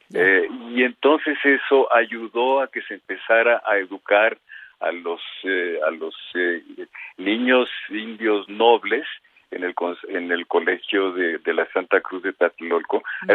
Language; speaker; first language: Spanish; native; Spanish